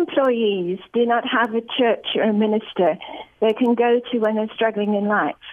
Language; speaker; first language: English; native; English